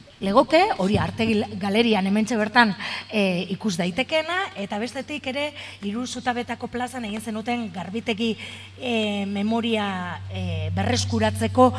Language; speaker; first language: Basque; native; Basque